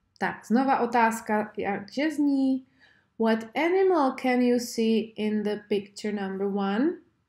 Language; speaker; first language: English; non-native, fluent; Czech